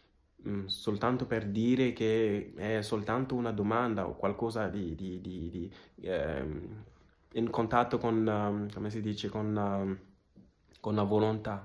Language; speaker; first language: Italian; non-native, fluent; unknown